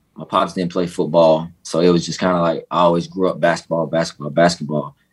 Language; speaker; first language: English; native; English